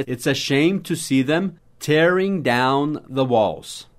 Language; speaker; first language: English; native; English